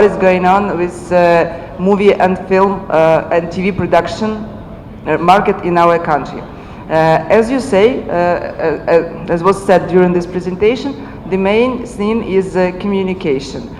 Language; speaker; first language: English; non-native, fluent; Ukrainian